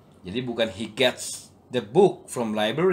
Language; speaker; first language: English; non-native, learner; Indonesian